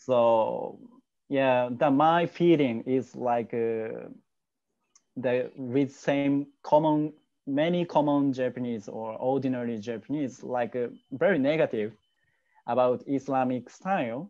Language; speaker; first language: English; non-native, learner; Japanese